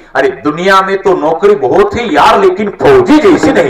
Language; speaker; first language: Hindi; non-native, local second language; Marathi